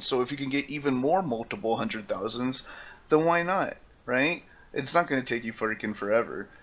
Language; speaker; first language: English; native; English